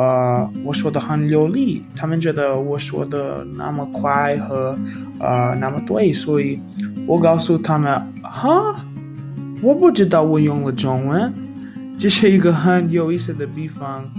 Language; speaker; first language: Chinese; non-native, fluent; English